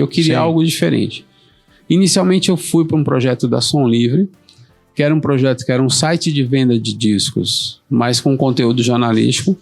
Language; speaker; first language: Portuguese; native; Portuguese